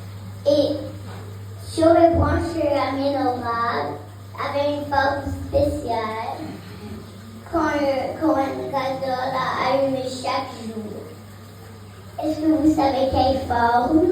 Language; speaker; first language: French; early bilingual, heritage; French